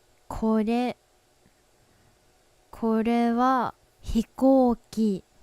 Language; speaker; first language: Japanese; non-native, learner; English